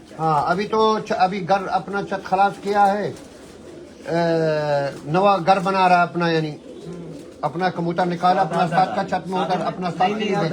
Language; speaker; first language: Hindi; non-native, learner; Arabic